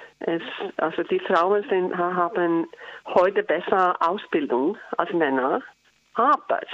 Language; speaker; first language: German; non-native, learner; Icelandic